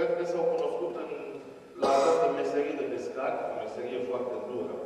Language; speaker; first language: Romanian; native; Romanian